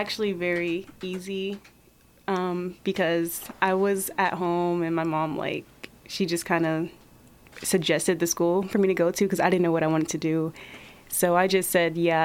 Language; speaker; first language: English; native; English